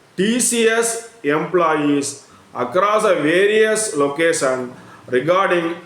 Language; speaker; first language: English; non-native, local second language; Tamil